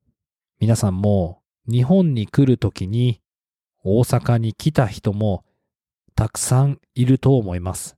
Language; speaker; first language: Japanese; non-native, fluent; English